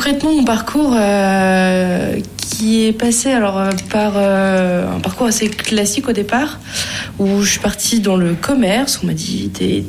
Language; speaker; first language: French; native; French